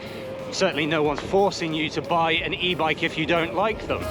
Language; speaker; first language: English; native; English